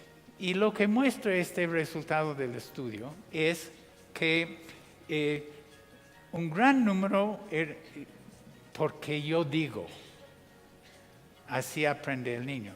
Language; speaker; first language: Spanish; non-native, fluent; English